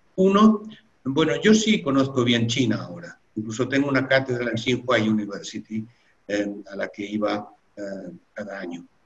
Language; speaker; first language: Spanish; native; Spanish